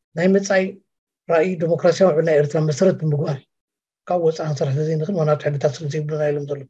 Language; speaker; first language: Tigrinya; native; Tigrinya